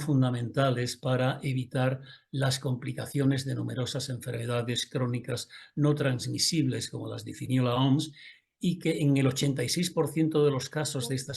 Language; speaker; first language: Spanish; native; Spanish